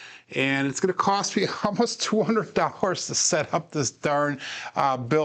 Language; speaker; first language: English; native; English